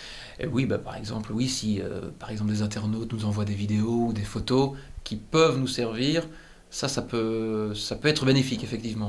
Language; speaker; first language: French; native; French